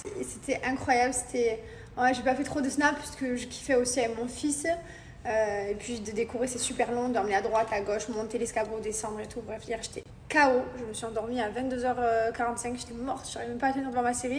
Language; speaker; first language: French; native; French